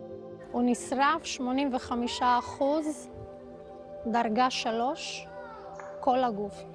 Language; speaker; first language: Hebrew; non-native, local second language; Arabic